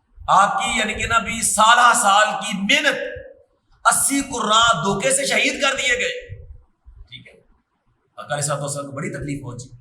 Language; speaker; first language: Urdu; non-native, local second language; Punjabi